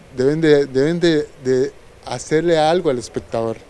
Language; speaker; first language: Spanish; native; Spanish